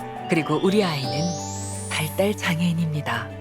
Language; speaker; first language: Korean; native; Korean